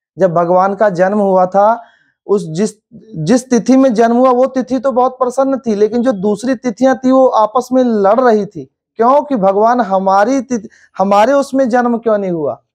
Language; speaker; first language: Hindi; native; Hindi